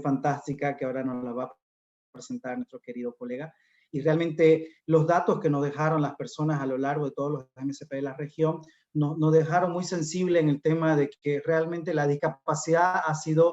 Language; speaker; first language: Spanish; native; Spanish